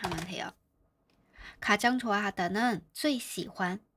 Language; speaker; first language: Korean; non-native, fluent; Chinese